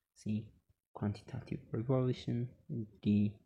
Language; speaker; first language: English; non-native, local second language; Amharic